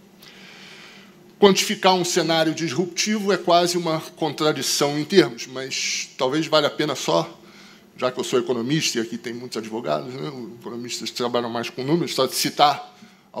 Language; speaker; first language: Portuguese; native; Portuguese